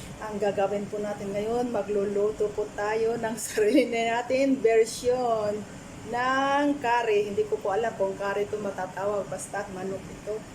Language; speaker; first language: Filipino; native; Filipino